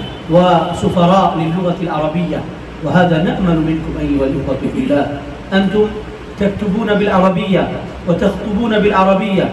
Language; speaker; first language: Arabic; non-native, fluent; Bangla